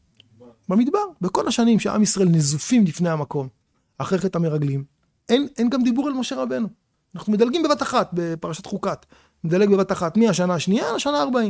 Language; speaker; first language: Hebrew; native; Hebrew